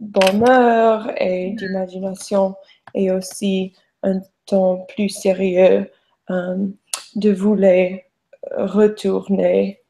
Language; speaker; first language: French; non-native, learner; English